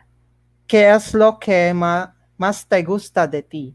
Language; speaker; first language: Spanish; non-native, learner; Filipino